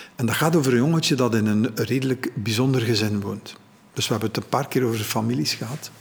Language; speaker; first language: Dutch; native; Dutch